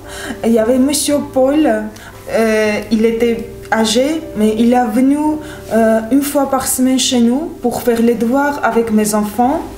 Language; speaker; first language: French; non-native, learner; Armenian